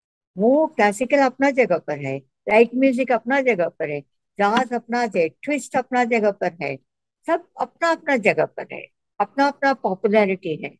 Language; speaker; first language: Hindi; non-native, local second language; Tamil